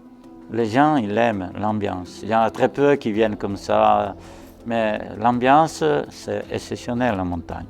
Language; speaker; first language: French; non-native, local second language; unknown